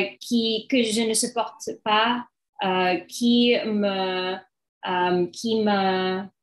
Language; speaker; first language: French; non-native, learner; English